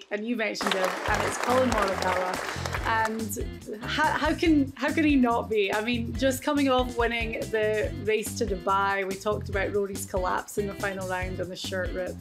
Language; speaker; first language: English; native; English